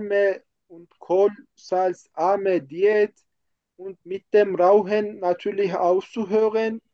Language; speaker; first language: German; non-native, fluent; Turkish